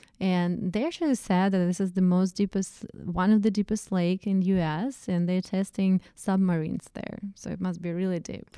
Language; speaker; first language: English; non-native, fluent; Russian